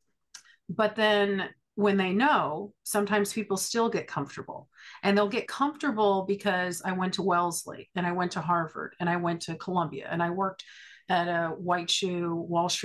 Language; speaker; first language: English; native; English